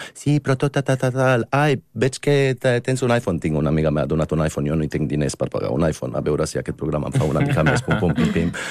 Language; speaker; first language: Catalan; non-native, fluent; Arabic